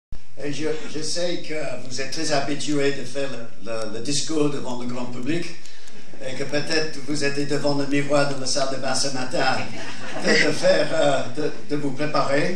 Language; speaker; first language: French; non-native, fluent; English